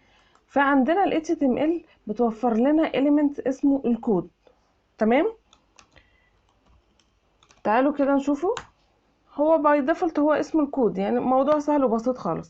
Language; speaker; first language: Arabic; native; Arabic